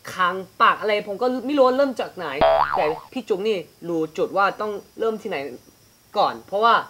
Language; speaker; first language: Thai; non-native, fluent; Korean